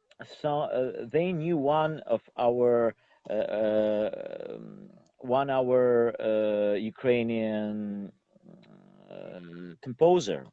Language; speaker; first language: English; non-native, learner; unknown